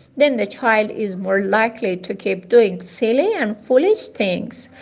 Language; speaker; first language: English; non-native, fluent; Persian